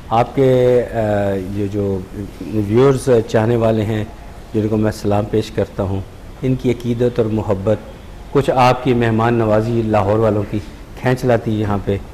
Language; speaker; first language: Urdu; native; Urdu